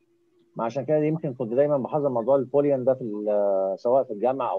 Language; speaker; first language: Arabic; native; Arabic